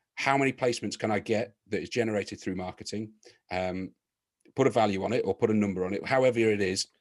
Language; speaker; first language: English; native; English